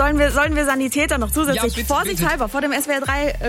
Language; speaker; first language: German; native; German